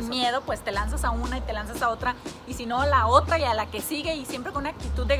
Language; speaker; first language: Spanish; native; Spanish